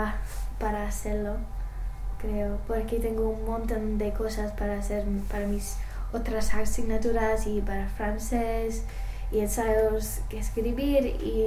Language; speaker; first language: Spanish; non-native, learner; English